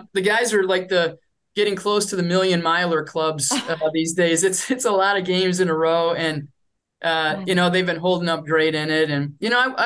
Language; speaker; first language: English; native; English